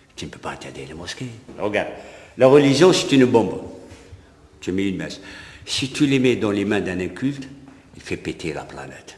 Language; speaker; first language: French; non-native, local second language; Arabic